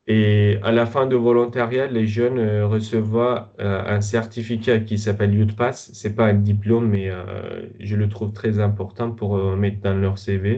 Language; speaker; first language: French; non-native, fluent; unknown